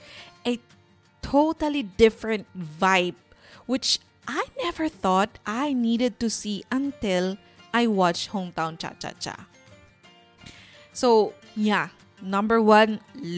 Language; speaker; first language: English; non-native, local second language; Bikol